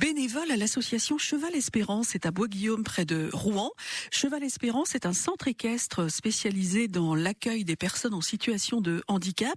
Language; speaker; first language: French; native; French